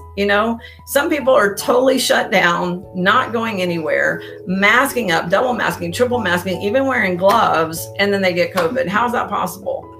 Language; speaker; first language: English; native; English